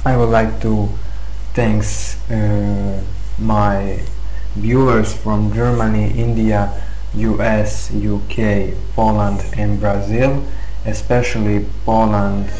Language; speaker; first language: English; non-native, fluent; Serbian